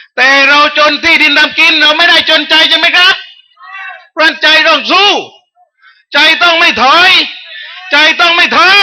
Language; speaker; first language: Thai; non-native, local second language; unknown